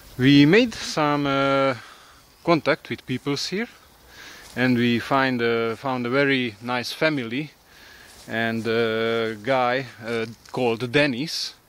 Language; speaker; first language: English; non-native, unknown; Hungarian